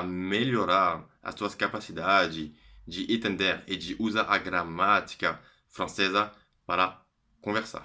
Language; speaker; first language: Portuguese; non-native, fluent; French